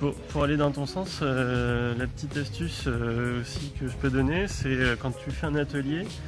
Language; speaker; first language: French; native; French